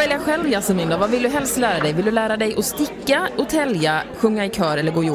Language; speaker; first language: Swedish; native; Swedish